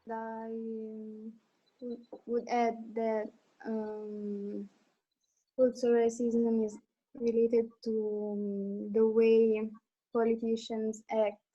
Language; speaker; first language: English; non-native, fluent; Italian